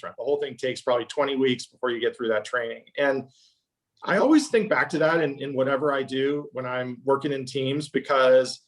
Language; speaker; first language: English; native; English